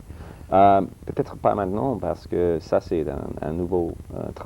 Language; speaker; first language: French; early bilingual, heritage; English